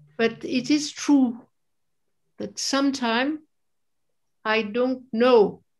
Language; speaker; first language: English; non-native, fluent; French